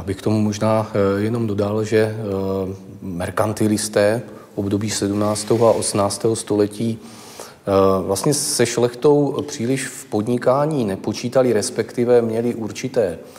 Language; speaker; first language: Czech; native; Czech